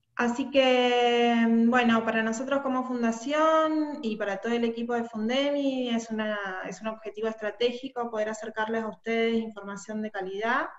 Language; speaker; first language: Spanish; native; Spanish